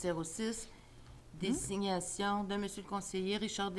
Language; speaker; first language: French; native; French